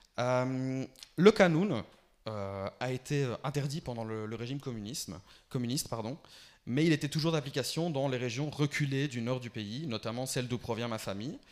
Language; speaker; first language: French; early bilingual, other home language; Albanian